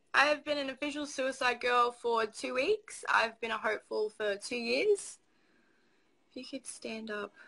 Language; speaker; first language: English; native; English